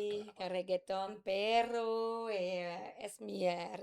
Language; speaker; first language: Spanish; non-native, learner; French